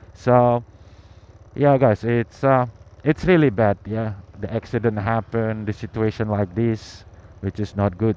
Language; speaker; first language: English; non-native, learner; Indonesian